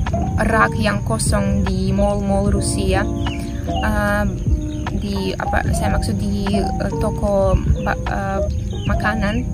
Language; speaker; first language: Indonesian; non-native, fluent; Russian